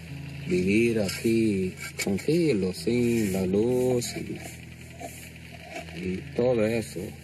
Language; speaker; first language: Spanish; non-native, local second language; Plautdietsch